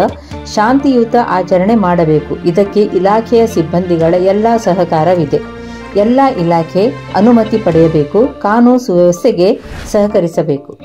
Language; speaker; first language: Kannada; native; Kannada